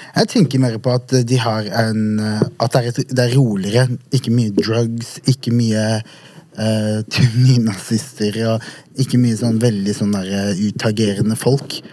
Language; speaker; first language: Norwegian; early bilingual, other home language; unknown